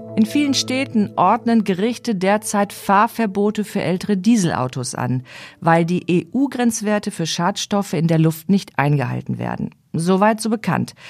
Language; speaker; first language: German; native; German